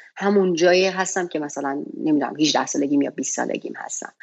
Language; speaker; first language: Persian; native; Persian